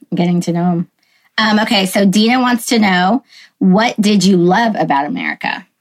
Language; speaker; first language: English; native; English